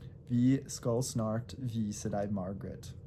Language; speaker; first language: Norwegian; non-native, learner; English